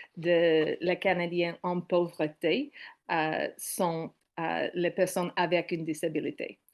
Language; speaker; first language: French; non-native, learner; English